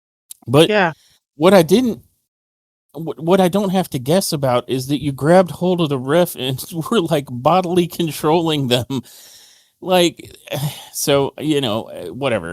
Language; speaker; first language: English; native; English